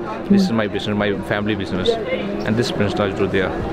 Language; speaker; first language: English; non-native, learner; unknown